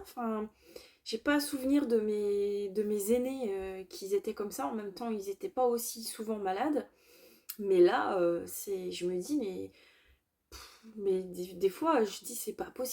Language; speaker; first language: French; native; French